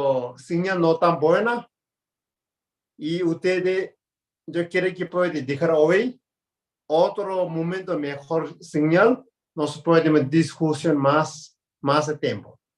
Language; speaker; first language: Spanish; non-native, learner; Tibetan